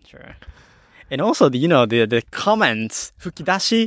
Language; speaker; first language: English; non-native, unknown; Japanese